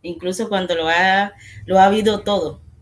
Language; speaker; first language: Spanish; native; Spanish